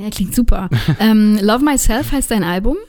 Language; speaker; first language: German; native; German